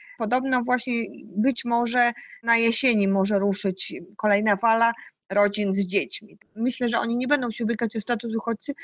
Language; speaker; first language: Polish; native; Polish